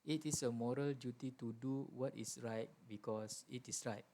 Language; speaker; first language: English; non-native, local second language; Malay